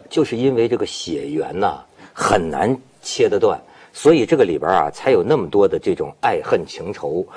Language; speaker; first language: Chinese; native; Chinese